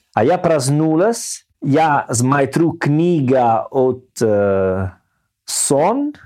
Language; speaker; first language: Russian; non-native, learner; Italian